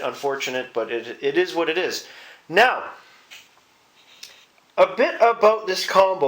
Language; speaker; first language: English; native; English